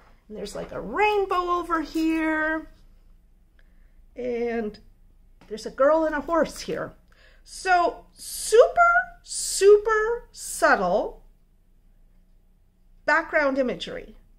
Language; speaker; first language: English; native; English